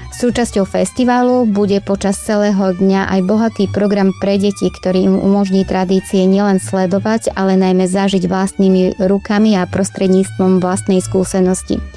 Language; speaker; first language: Slovak; native; Slovak